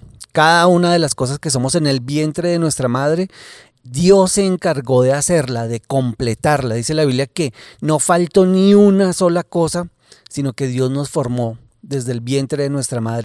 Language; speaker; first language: Spanish; native; Spanish